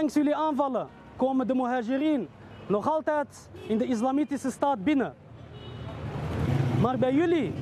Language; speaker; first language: Dutch; early bilingual, other home language; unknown